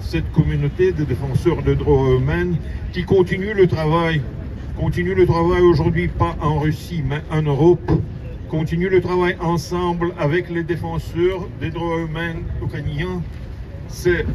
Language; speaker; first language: French; non-native, learner; Russian